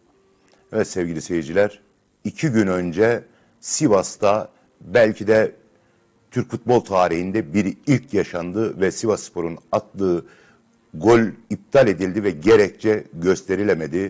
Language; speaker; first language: Turkish; native; Turkish